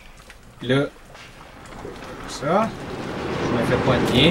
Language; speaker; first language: French; native; French